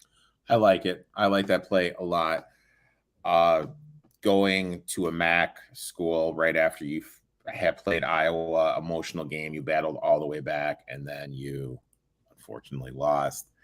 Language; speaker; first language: English; native; English